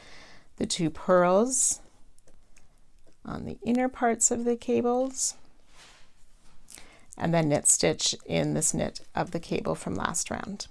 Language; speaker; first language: English; native; English